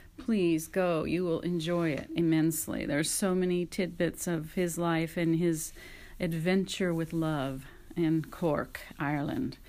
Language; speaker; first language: English; native; English